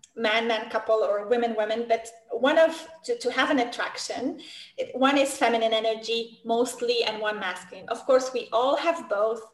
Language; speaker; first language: English; non-native, fluent; Romanian